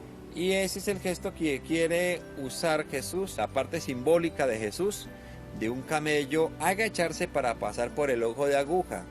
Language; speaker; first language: Spanish; native; Spanish